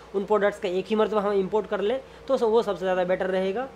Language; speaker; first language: Hindi; native; Hindi